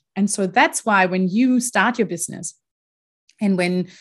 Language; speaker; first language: English; non-native, fluent; German